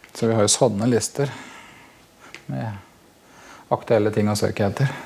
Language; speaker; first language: Norwegian; native; Norwegian